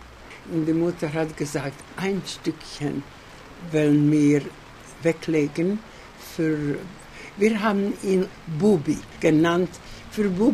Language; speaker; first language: German; non-native, fluent; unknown